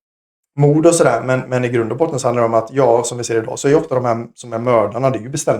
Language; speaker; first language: Swedish; native; Swedish